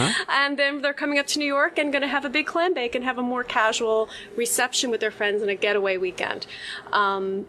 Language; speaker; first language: English; native; English